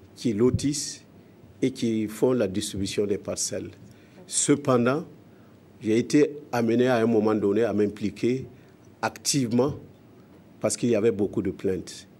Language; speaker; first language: French; non-native, local second language; Mossi